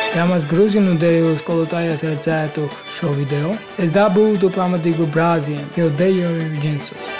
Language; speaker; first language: Latvian; non-native, learner; Georgian